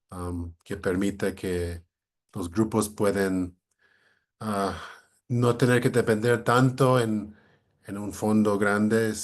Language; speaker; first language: Spanish; non-native, fluent; English